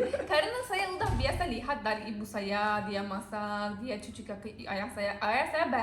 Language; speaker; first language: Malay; non-native, learner; Turkish